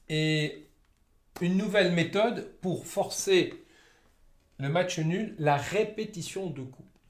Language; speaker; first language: French; native; French